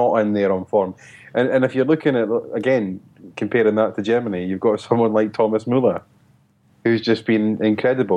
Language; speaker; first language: English; native; English